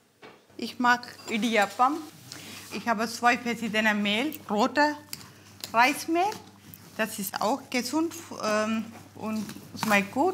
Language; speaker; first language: German; non-native, learner; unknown